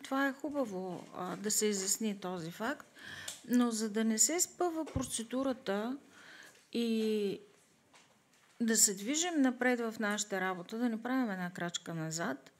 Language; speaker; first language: Bulgarian; native; Bulgarian